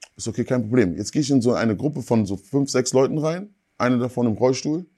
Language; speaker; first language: German; native; German